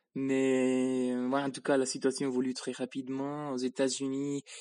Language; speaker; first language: French; non-native, fluent; Spanish